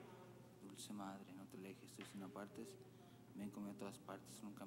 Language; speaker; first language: Spanish; native; Spanish